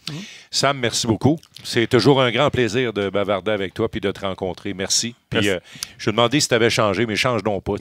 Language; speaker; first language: French; native; French